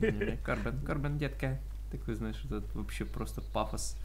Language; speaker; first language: Russian; native; Russian